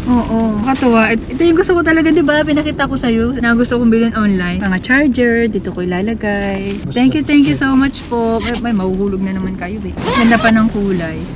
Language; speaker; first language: Filipino; native; Filipino